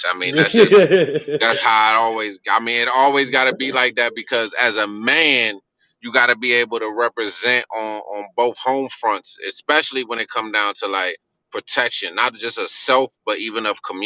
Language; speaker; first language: English; native; English